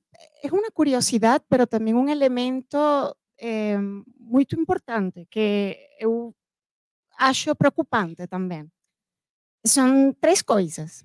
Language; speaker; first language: Portuguese; non-native, learner; Spanish